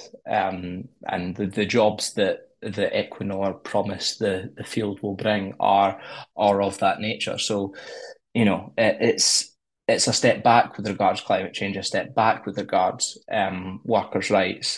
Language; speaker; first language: English; native; English